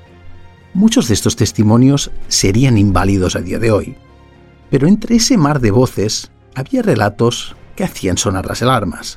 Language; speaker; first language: Spanish; native; Spanish